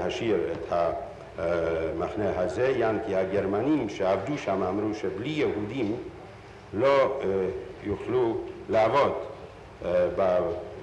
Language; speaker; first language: Hebrew; non-native, fluent; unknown